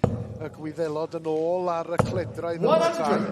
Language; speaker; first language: Welsh; native; Welsh